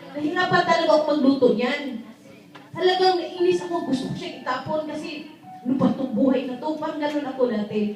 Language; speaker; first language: Filipino; non-native, local second language; Cebuano